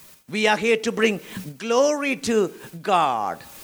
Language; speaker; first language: English; non-native, local second language; Malayalam